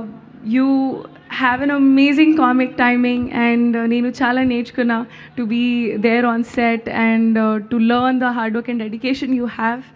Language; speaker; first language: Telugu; non-native, learner; Hindi